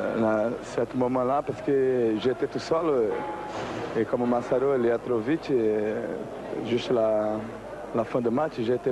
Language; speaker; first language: French; non-native, learner; Portuguese